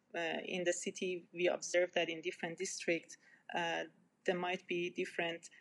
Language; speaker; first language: English; non-native, fluent; Persian